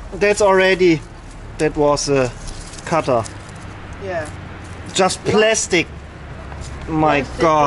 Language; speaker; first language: English; non-native, learner; German